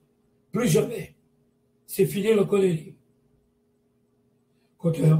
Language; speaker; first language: French; non-native, learner; Portuguese